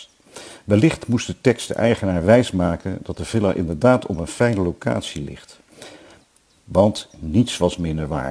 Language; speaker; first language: Dutch; native; Dutch